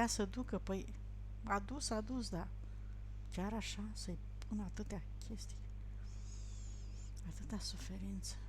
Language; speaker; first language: Romanian; native; Romanian